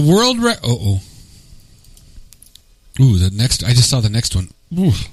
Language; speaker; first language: English; native; English